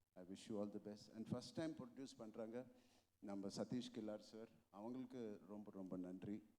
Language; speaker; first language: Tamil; non-native, local second language; Telugu